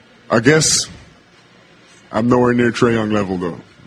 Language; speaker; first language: English; non-native, fluent; French